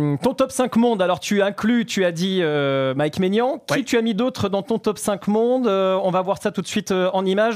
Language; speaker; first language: French; native; French